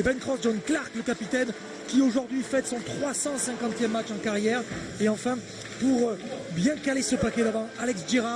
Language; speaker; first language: French; native; French